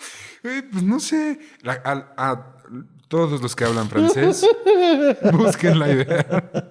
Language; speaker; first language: Spanish; native; Spanish